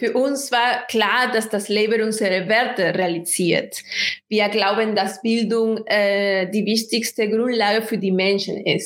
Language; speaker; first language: German; non-native, fluent; Spanish